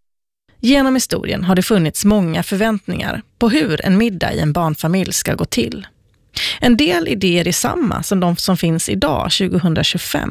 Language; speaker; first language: Swedish; native; Swedish